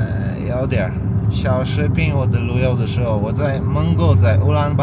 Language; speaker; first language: Chinese; non-native, learner; Polish